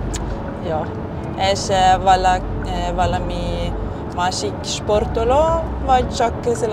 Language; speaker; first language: Hungarian; non-native, learner; Norwegian